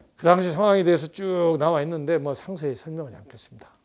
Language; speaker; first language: Korean; native; Korean